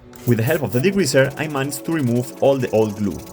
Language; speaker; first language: English; non-native, fluent; Spanish